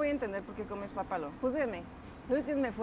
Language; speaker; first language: Spanish; native; Spanish